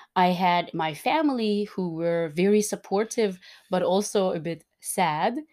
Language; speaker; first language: English; non-native, fluent; Turkmen